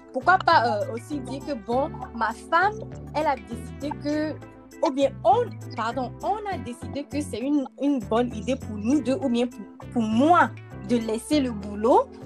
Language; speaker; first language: French; early bilingual, heritage; French